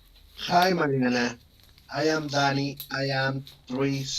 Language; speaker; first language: English; non-native, learner; Spanish